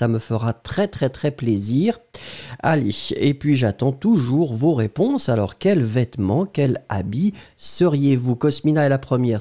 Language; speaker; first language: French; native; French